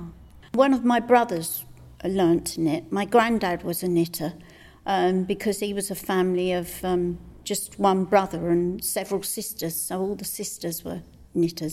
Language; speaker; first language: English; native; English